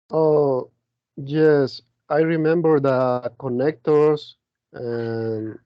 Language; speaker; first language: English; non-native, learner; Spanish